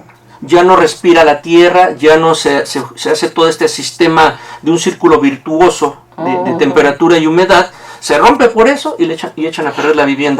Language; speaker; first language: Spanish; native; Spanish